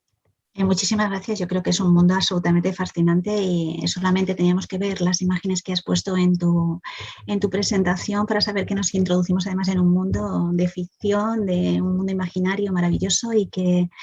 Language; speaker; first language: Spanish; native; Spanish